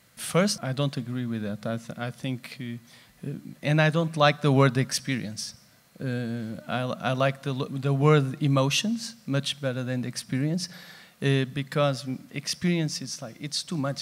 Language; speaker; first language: English; non-native, fluent; Portuguese